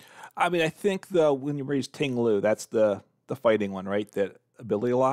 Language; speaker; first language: English; native; English